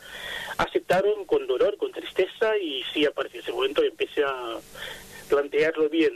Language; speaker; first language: Spanish; non-native, fluent; Haitian Creole